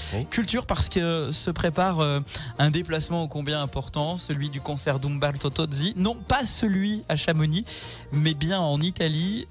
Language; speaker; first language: French; native; French